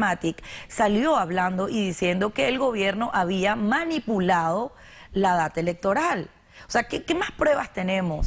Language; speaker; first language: Spanish; native; Spanish